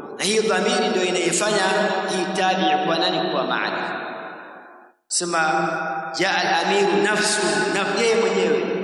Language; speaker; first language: Swahili; native; Swahili